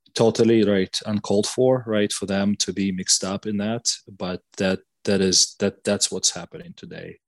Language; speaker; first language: English; non-native, fluent; Russian